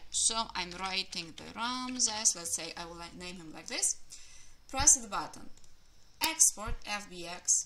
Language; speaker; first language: English; non-native, fluent; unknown